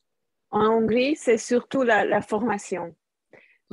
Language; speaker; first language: French; non-native, fluent; Hungarian